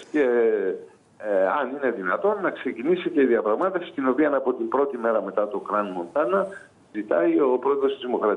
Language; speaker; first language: Greek; native; Greek